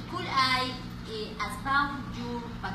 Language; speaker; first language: English; non-native, learner; Spanish